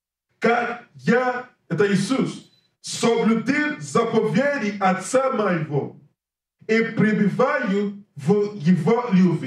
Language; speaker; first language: Russian; non-native, learner; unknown